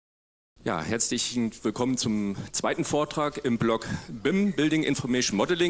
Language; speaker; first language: German; native; German